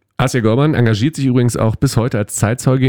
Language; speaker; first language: German; native; German